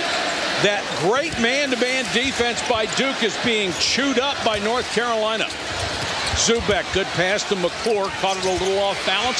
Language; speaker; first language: English; native; English